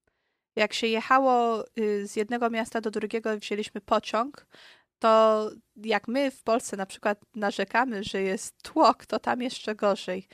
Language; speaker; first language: Polish; early bilingual, heritage; Polish